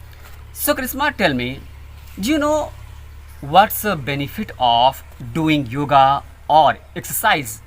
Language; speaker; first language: English; non-native, learner; Hindi